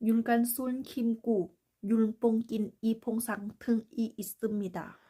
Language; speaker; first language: Korean; non-native, learner; Thai